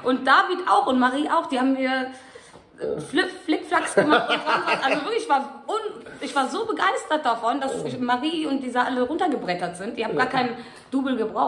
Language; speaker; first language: German; native; German